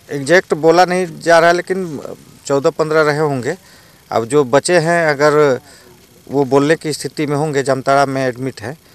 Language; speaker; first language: Hindi; native; Hindi